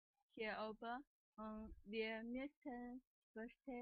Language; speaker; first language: German; non-native, learner; Chinese